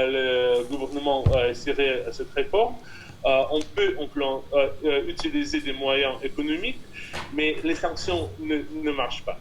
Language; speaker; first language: French; non-native, fluent; Russian